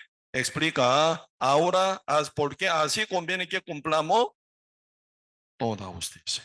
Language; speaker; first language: Spanish; non-native, learner; Korean